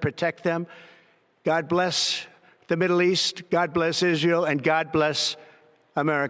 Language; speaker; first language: English; native; English